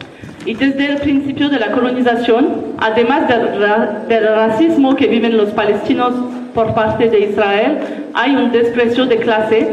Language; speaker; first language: Spanish; non-native, learner; French